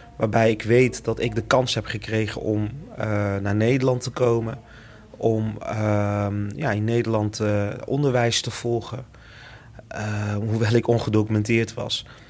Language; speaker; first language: Dutch; early bilingual, other home language; Lingala